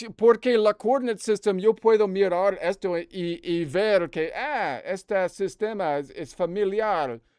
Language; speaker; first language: Spanish; non-native, learner; English